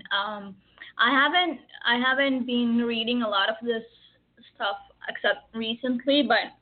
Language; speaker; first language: English; early bilingual, other home language; Arabic